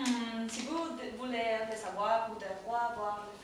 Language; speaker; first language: French; non-native, learner; Spanish